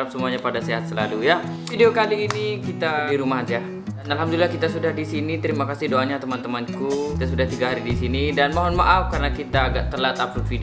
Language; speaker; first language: Indonesian; non-native, local second language; Sasak